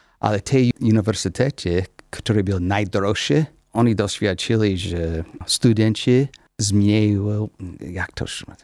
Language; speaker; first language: Polish; non-native, learner; English